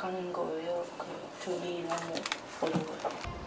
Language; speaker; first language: Korean; non-native, learner; Russian